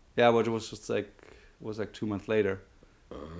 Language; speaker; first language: English; non-native, fluent; German